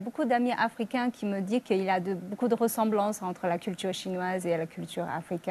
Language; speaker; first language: French; non-native, fluent; Chinese